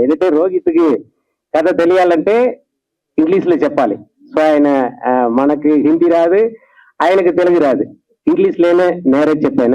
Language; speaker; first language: Telugu; native; Telugu